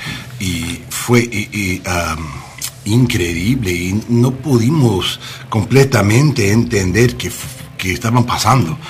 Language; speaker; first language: Spanish; non-native, learner; English